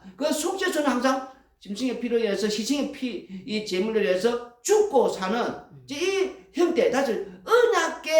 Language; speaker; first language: Korean; native; Korean